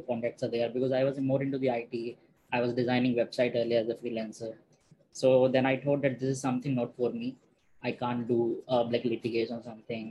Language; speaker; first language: English; non-native, local second language; Hindi